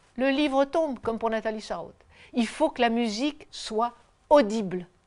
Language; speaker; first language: French; native; French